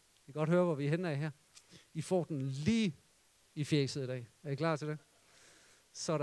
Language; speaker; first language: Danish; native; Danish